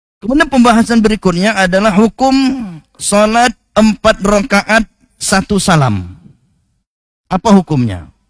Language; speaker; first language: Malay; native; Malay